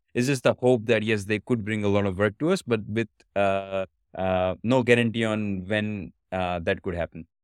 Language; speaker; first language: English; non-native, local second language; Gujarati